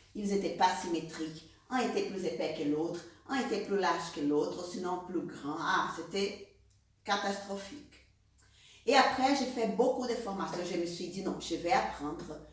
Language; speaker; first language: French; non-native, fluent; Portuguese